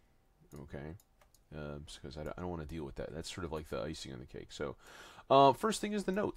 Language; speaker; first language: English; native; English